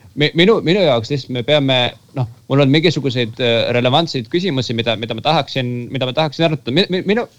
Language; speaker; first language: Estonian; native; Estonian